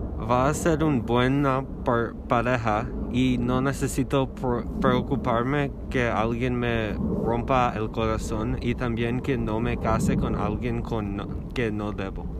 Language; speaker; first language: Spanish; non-native, learner; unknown